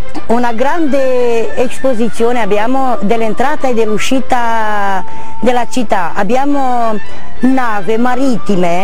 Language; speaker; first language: Italian; non-native, learner; Romanian